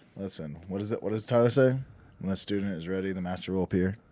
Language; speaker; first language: English; native; English